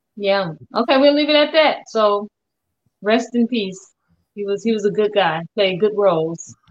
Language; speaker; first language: English; native; English